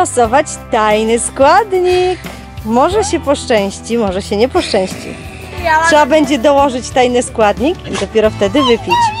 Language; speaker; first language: Polish; native; Polish